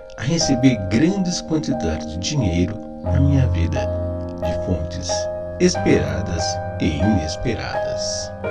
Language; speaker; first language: Portuguese; native; Portuguese